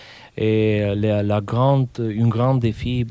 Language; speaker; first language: French; non-native, fluent; Romanian